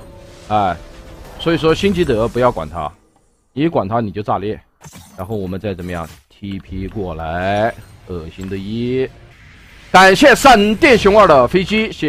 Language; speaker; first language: Chinese; native; Chinese